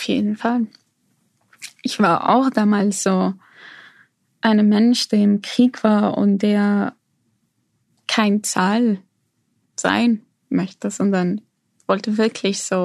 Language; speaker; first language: German; non-native, fluent; Arabic